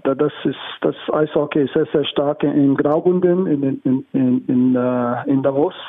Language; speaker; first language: German; non-native, learner; English